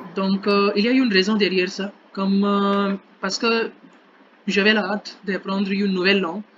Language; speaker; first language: French; non-native, learner; Hindi